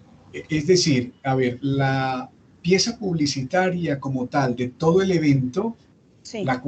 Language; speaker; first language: Spanish; native; Spanish